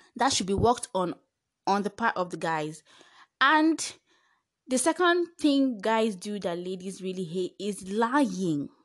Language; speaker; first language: English; non-native, local second language; Igbo